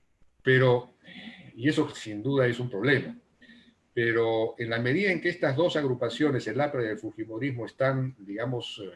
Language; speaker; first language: Spanish; native; Spanish